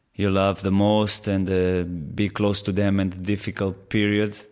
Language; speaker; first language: English; non-native, fluent; Portuguese